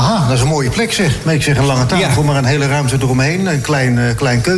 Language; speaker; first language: Dutch; native; Dutch